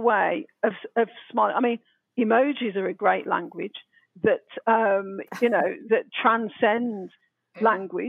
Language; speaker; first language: English; native; English